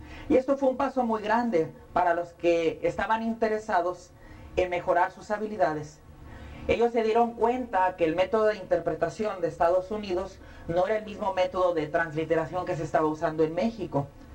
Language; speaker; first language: Spanish; native; Spanish